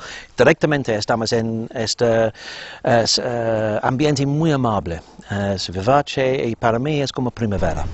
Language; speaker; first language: Spanish; non-native, fluent; English